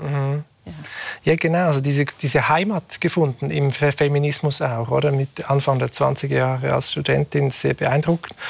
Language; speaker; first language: German; native; German